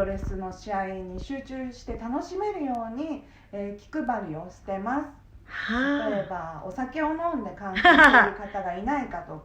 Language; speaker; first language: Japanese; native; Japanese